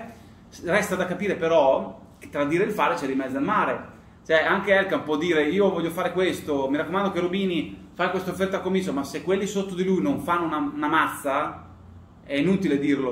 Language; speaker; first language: Italian; native; Italian